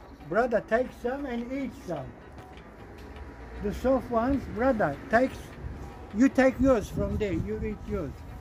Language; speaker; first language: English; non-native, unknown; Turkish